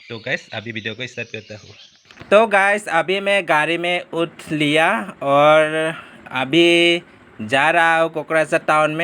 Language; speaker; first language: Hindi; non-native, local second language; Assamese